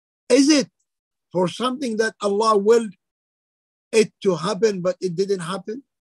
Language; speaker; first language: English; non-native, fluent; Arabic